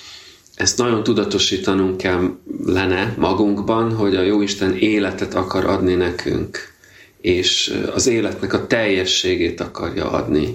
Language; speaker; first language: Hungarian; native; Hungarian